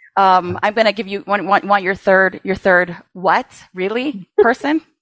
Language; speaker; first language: English; early bilingual, other home language; Spanish